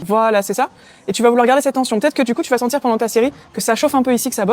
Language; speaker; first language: French; native; French